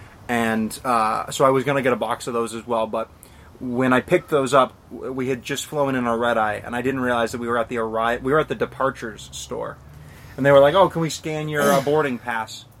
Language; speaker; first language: English; native; English